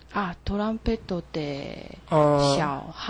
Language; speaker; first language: Japanese; non-native, learner; Chinese